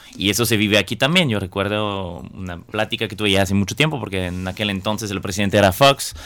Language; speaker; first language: Spanish; non-native, fluent; French